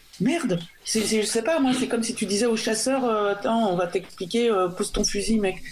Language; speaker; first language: French; native; French